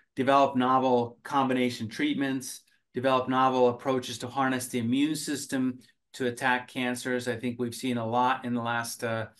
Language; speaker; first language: English; early bilingual, other home language; Finnish